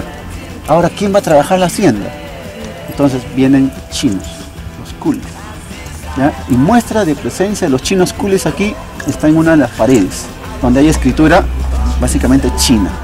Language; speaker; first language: Spanish; native; Spanish